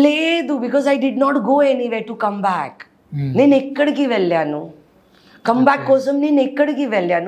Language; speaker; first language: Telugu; non-native, learner; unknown